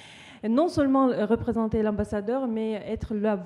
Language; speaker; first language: French; non-native, fluent; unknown